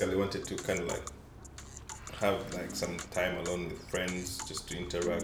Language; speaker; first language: English; native; English